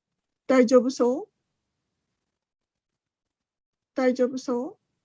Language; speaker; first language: Japanese; native; Japanese